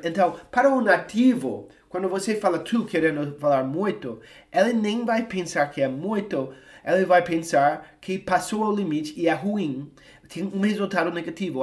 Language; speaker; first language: Portuguese; non-native, fluent; English